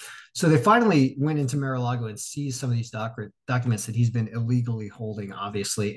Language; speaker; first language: English; native; English